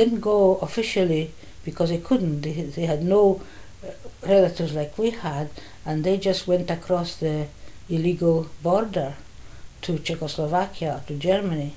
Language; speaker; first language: English; non-native, fluent; Polish